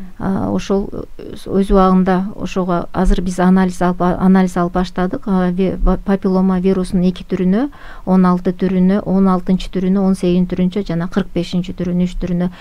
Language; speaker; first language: Kyrgyz; native; Kyrgyz